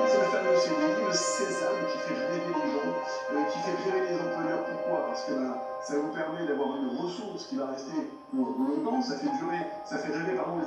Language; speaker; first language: French; native; French